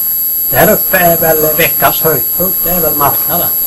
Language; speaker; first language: Swedish; native; Swedish